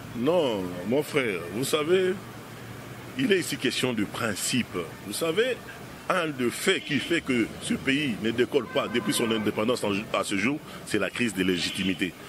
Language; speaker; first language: French; non-native, local second language; Lingala